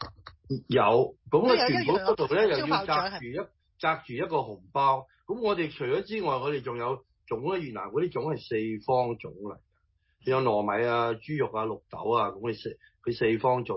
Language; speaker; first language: Chinese; early bilingual, heritage; Cantonese